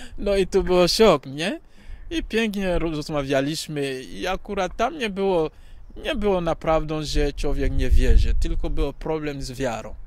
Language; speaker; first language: Polish; non-native, learner; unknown